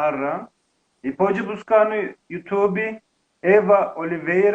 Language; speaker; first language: Portuguese; non-native, learner; Turkish